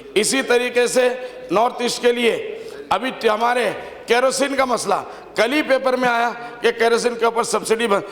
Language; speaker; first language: Hindi; non-native, local second language; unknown